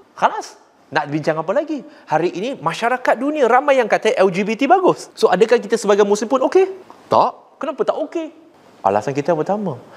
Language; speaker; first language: Malay; non-native, local second language; Chinese